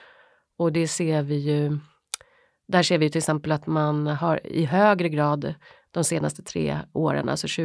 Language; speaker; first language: Swedish; native; Swedish